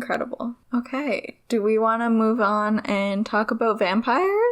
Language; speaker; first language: English; native; English